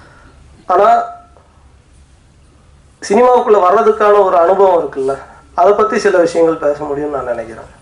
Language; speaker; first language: Tamil; native; Tamil